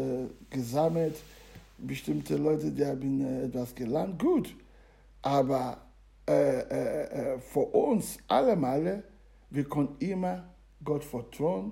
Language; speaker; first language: German; non-native, learner; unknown